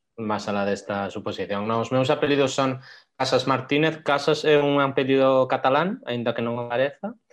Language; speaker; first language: Galician; non-native, local second language; Spanish